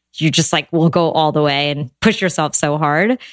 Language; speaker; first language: English; native; English